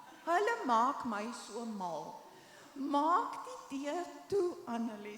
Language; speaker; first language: Afrikaans; native; Afrikaans